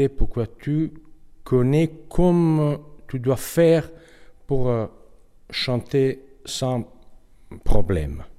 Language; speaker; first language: French; non-native, learner; Italian